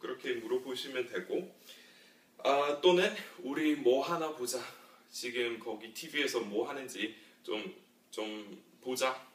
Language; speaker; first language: Korean; non-native, fluent; English